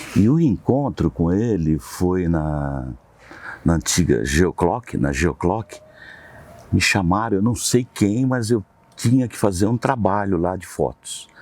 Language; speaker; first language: Portuguese; native; Portuguese